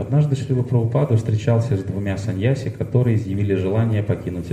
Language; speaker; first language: Russian; native; Russian